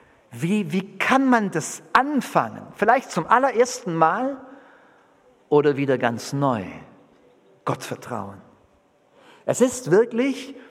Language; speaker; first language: German; native; German